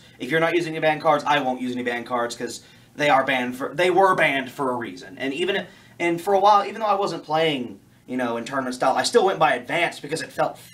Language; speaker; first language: English; native; English